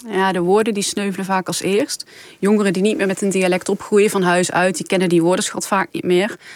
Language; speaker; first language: Dutch; native; Dutch